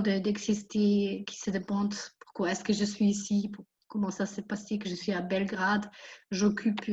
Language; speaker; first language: French; non-native, fluent; German